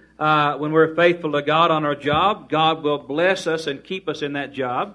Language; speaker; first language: English; native; English